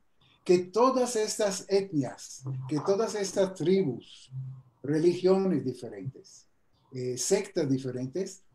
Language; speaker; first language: Spanish; non-native, fluent; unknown